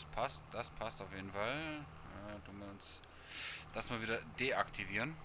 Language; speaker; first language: German; native; German